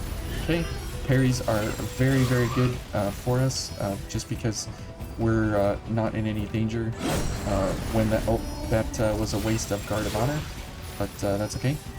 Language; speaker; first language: English; native; English